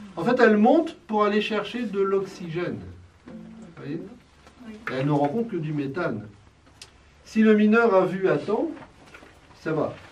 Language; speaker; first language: French; native; French